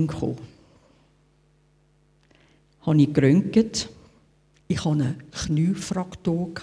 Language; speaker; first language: German; non-native, fluent; English